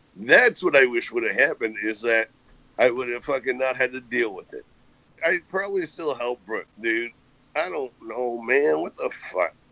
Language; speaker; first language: English; native; English